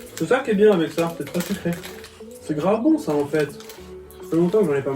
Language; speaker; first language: French; native; French